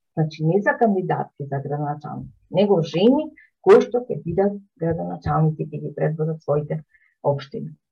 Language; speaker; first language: Macedonian; native; Macedonian